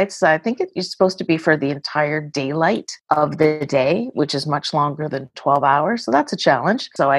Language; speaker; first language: English; native; English